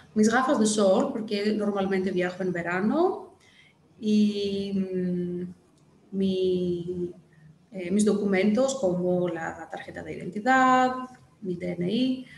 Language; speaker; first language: Spanish; non-native, fluent; Greek